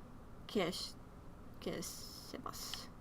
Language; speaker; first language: Japanese; non-native, learner; English